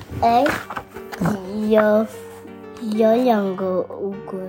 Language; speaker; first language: Chinese; early bilingual, heritage; Chinese